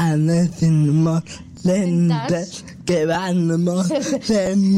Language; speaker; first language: Catalan; non-native, local second language; Spanish